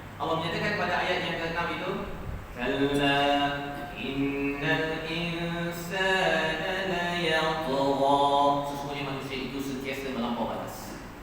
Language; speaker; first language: Malay; native; Malay